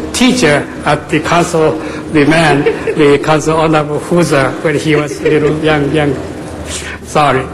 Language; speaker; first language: English; non-native, fluent; Japanese